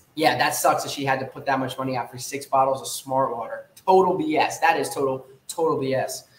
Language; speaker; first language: English; native; English